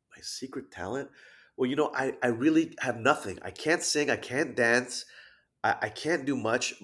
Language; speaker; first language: English; early bilingual, other home language; Thai